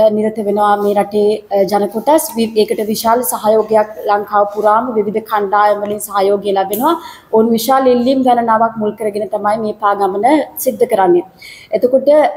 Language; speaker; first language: Sinhala; native; Sinhala